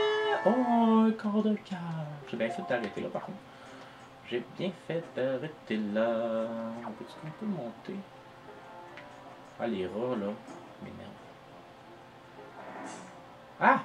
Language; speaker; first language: French; native; French